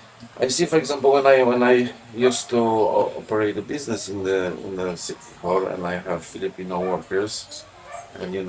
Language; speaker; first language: English; non-native, learner; Polish